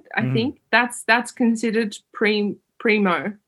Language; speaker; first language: English; early bilingual, other home language; Uyghur